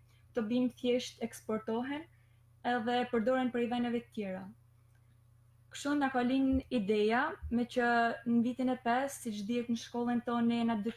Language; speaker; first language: Albanian; native; Albanian